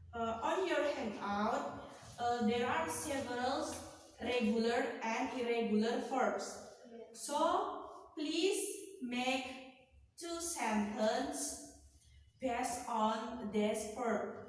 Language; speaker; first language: English; non-native, learner; Indonesian